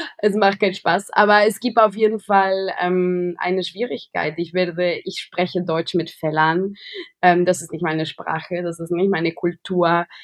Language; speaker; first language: German; non-native, fluent; Spanish